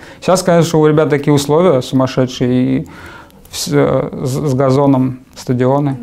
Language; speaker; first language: Russian; native; Russian